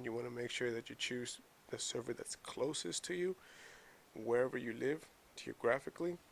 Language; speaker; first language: English; native; English